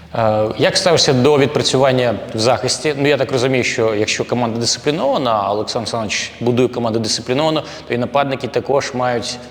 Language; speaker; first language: Ukrainian; native; Ukrainian